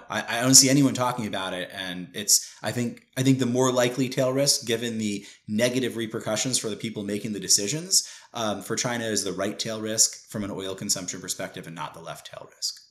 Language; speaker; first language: English; native; English